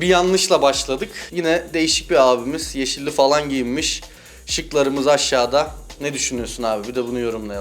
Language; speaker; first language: Turkish; native; Turkish